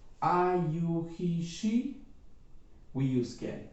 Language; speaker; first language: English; non-native, fluent; Spanish